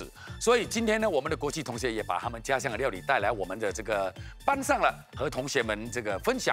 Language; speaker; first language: Chinese; native; Chinese